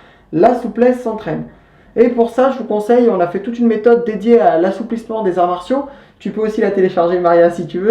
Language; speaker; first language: French; native; French